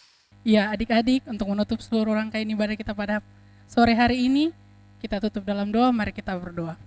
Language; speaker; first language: Indonesian; native; Indonesian